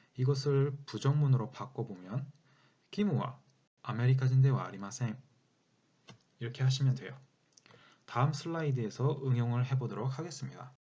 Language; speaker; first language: Korean; native; Korean